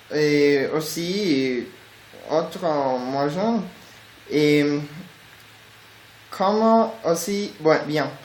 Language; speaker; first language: French; non-native, learner; Spanish